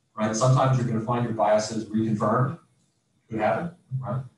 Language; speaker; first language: English; native; English